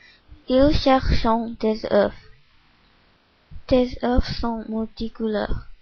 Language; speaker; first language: French; non-native, learner; English